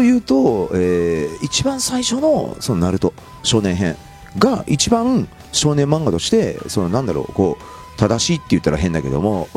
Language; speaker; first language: Japanese; native; Japanese